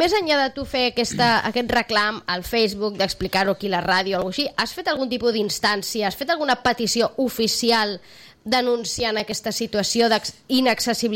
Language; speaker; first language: Catalan; native; Catalan